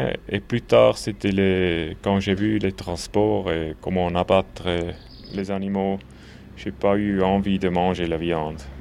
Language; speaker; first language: French; non-native, local second language; German